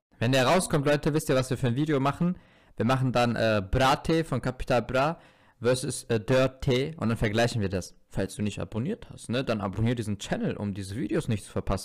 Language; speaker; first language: German; native; German